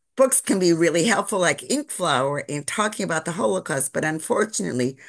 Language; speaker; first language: English; native; English